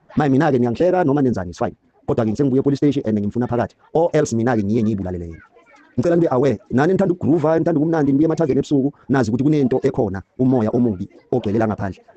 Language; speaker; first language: Zulu; non-native, local second language; Southern Sotho